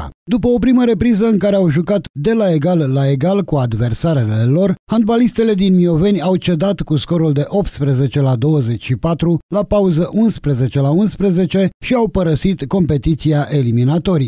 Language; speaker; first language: Romanian; native; Romanian